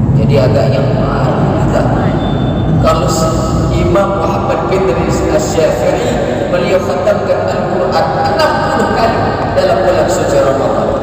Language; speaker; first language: Malay; non-native, local second language; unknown